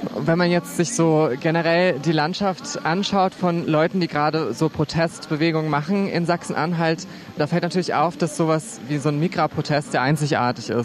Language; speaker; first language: German; native; German